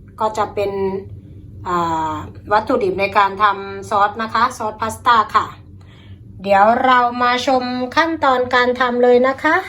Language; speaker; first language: Thai; native; Thai